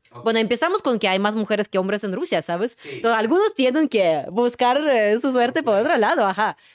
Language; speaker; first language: Spanish; non-native, fluent; Russian